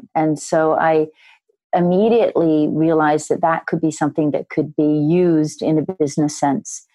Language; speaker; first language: English; native; English